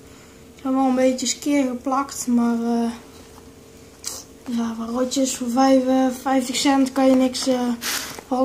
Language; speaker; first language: Dutch; native; Dutch